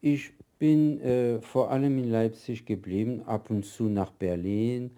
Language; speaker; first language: German; non-native, fluent; French